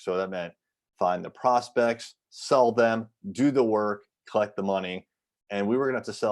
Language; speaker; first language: English; native; English